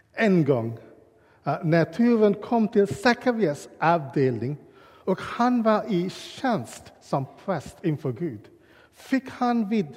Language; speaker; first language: Swedish; non-native, learner; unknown